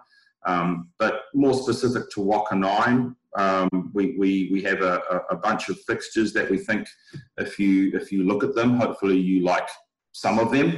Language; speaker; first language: English; native; English